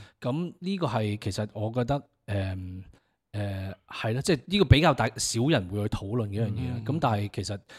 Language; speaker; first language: Cantonese; early bilingual, heritage; Cantonese